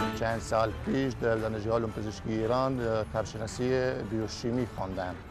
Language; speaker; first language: Persian; non-native, fluent; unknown